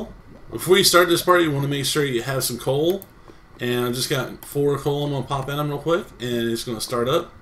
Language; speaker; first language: English; native; English